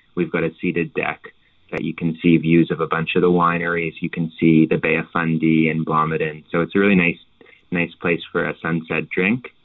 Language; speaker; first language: English; native; English